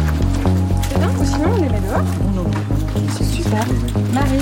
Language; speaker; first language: French; native; French